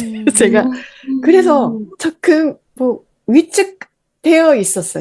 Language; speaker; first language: Korean; non-native, fluent; Japanese